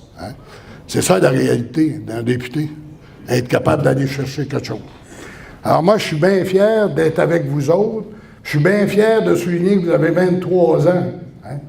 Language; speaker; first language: French; native; French